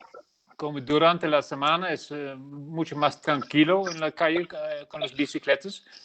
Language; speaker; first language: Spanish; non-native, learner; Dutch